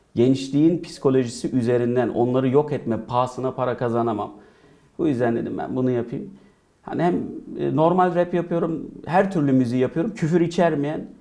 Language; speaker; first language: Turkish; early bilingual, heritage; Turkish